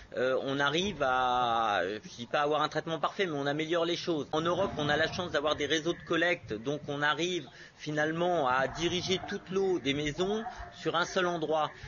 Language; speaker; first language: French; native; French